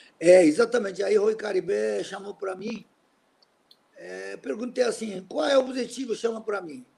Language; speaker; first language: Portuguese; non-native, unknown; Japanese